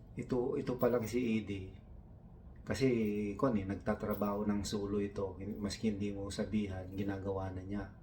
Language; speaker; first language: Filipino; non-native, local second language; Iloko